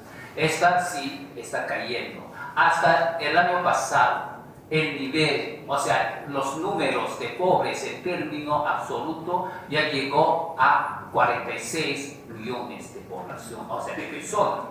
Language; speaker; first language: Spanish; non-native, fluent; Chinese